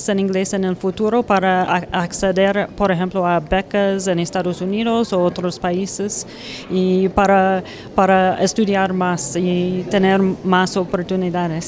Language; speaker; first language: Spanish; non-native, fluent; English